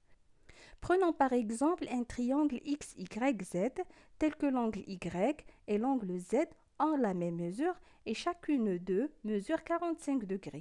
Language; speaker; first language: French; non-native, local second language; Arabic